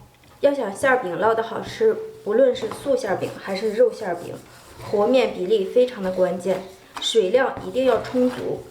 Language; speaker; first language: Chinese; native; Chinese